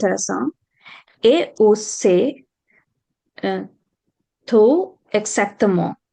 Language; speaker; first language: French; non-native, learner; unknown